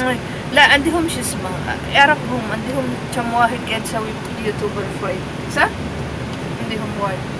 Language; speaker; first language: Arabic; non-native, learner; Filipino